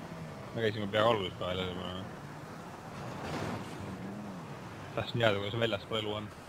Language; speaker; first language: Estonian; native; Estonian